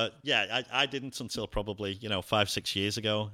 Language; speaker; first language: English; native; English